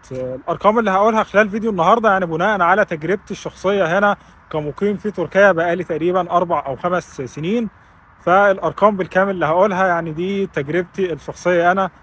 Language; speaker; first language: Arabic; native; Arabic